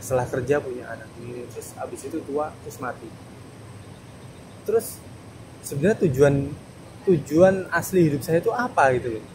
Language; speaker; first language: Indonesian; non-native, fluent; German